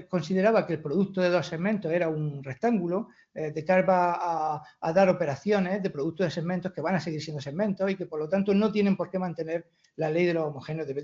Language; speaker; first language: Spanish; native; Spanish